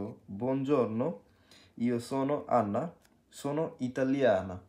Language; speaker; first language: Italian; non-native, fluent; Bangla